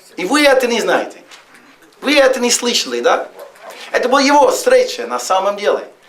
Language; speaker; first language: Russian; non-native, fluent; English